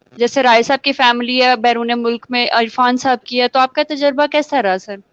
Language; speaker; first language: Urdu; native; Urdu